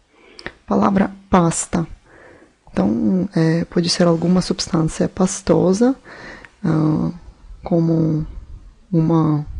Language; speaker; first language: Portuguese; non-native, fluent; Russian